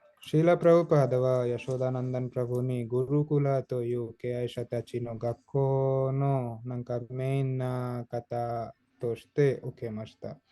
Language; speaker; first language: Japanese; non-native, fluent; Hindi